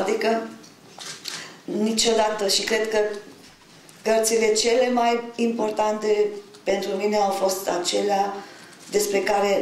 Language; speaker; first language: Romanian; non-native, local second language; German